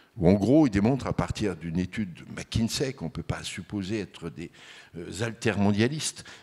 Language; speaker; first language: French; native; French